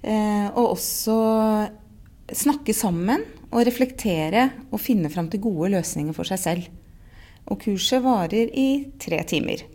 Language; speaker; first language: Norwegian; native; Norwegian